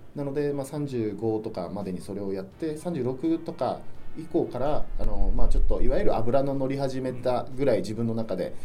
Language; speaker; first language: Japanese; native; Japanese